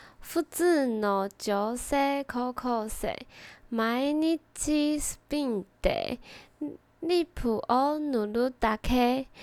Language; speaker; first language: Japanese; non-native, learner; Chinese